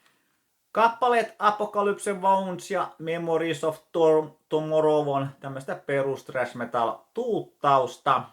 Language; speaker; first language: Finnish; native; Finnish